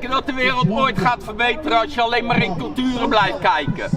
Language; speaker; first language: Dutch; non-native, local second language; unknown